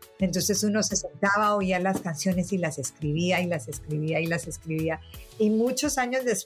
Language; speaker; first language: Spanish; native; Spanish